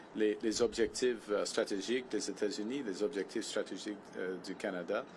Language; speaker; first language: French; non-native, local second language; English